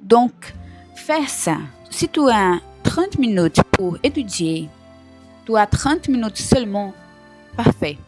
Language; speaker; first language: French; non-native, learner; Portuguese